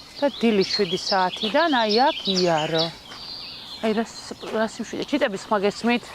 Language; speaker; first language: Georgian; native; Georgian